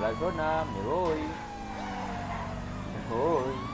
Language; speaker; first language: Spanish; native; Spanish